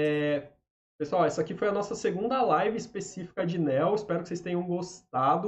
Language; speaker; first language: Portuguese; native; Portuguese